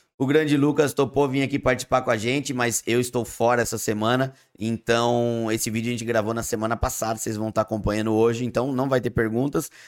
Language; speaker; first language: Portuguese; native; Portuguese